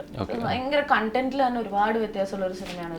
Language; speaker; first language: Malayalam; native; Malayalam